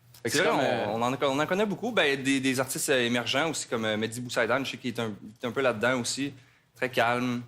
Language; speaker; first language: French; native; French